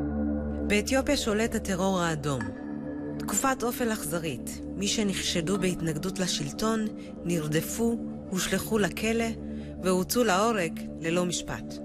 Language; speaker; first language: Hebrew; native; Hebrew